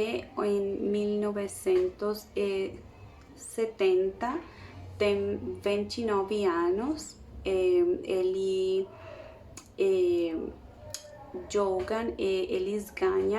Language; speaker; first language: Portuguese; non-native, learner; Spanish